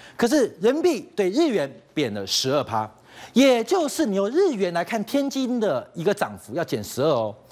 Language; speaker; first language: Chinese; native; Chinese